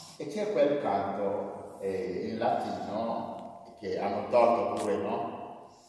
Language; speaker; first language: Italian; non-native, fluent; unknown